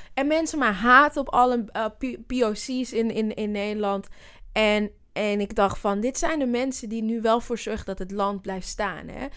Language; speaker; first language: Dutch; native; Dutch